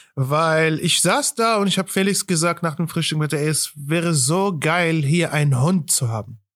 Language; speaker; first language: German; non-native, fluent; Arabic